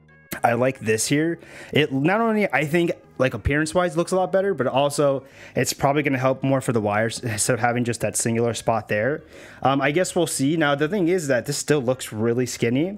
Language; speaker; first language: English; native; English